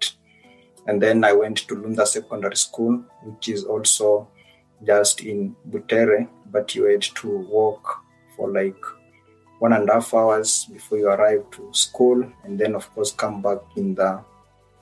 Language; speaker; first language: English; non-native, local second language; Luyia